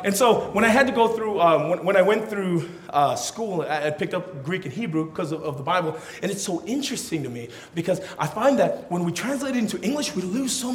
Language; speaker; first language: English; early bilingual, other home language; Tongan